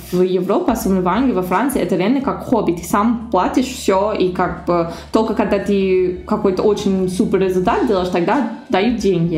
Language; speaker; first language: Russian; early bilingual, heritage; Russian